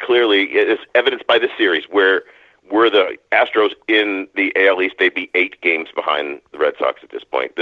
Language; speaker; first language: English; native; English